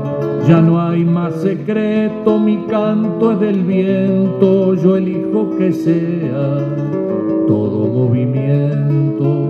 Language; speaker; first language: Spanish; native; Spanish